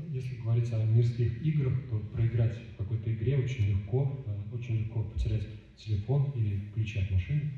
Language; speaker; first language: Russian; native; Russian